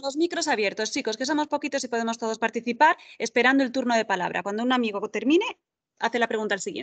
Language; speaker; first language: Spanish; native; Spanish